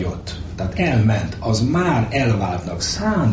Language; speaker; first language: Hungarian; native; Hungarian